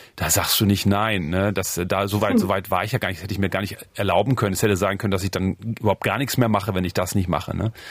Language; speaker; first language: German; native; German